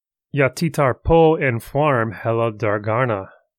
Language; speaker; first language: Swedish; non-native, learner; English